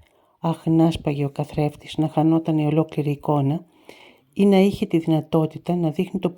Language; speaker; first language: Greek; native; Greek